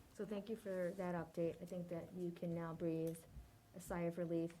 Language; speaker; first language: English; native; English